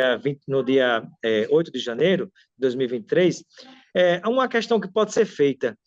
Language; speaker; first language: Portuguese; native; Portuguese